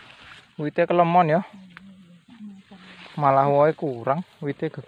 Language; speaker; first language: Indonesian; non-native, local second language; Javanese